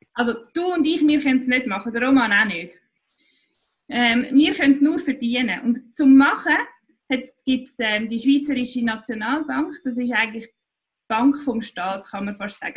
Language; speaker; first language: German; native; German